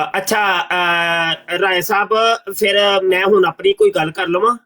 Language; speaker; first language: Urdu; non-native, local second language; Punjabi